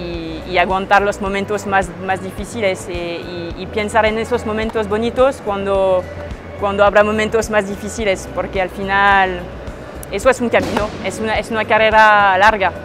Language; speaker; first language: Spanish; non-native, fluent; French